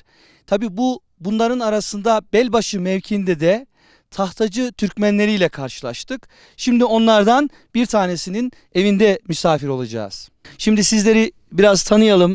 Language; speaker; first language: Turkish; native; Turkish